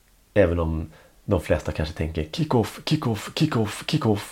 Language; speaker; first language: Swedish; native; Swedish